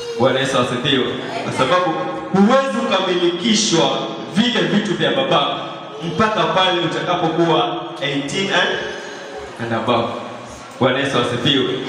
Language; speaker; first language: Swahili; non-native, local second language; Kamba